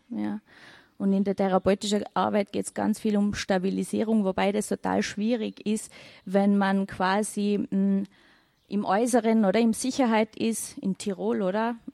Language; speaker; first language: German; non-native, fluent; Persian